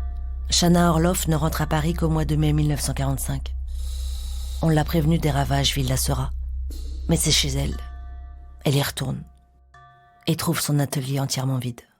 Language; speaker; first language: French; native; French